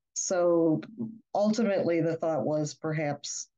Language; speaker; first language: English; native; English